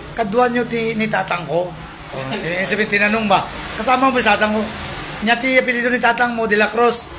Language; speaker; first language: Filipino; non-native, local second language; Hiligaynon